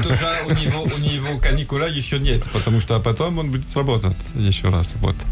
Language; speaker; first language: Russian; non-native, learner; French